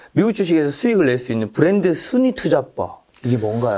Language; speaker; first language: Korean; native; Korean